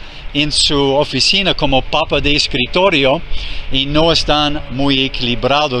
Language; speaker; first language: Spanish; non-native, fluent; English